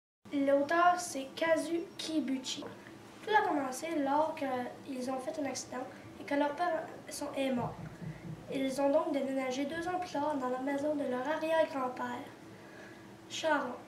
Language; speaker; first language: French; native; French